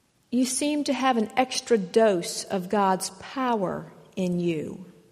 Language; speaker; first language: English; native; English